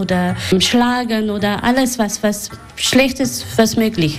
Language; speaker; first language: German; non-native, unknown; Persian